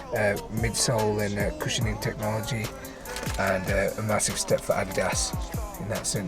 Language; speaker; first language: English; native; English